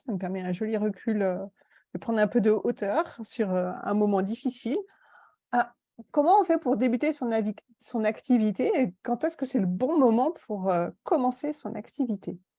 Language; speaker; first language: French; native; French